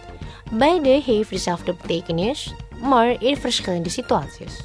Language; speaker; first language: Dutch; non-native, learner; Indonesian